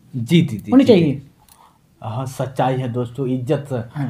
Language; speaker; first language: Hindi; native; Hindi